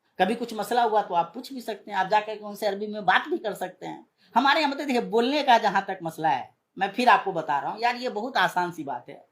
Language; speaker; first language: Urdu; native; Urdu